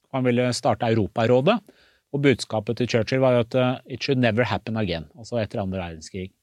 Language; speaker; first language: Norwegian; early bilingual, other home language; Persian